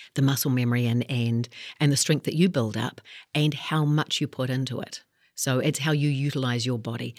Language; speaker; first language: English; native; English